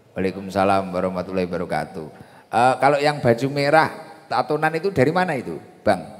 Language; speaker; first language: Indonesian; native; Indonesian